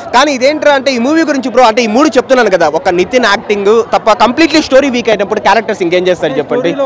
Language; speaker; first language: Telugu; native; Telugu